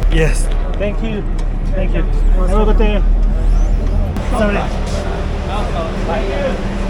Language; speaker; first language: English; non-native, learner; Korean